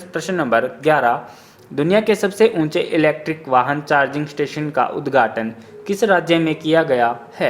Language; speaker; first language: Hindi; native; Hindi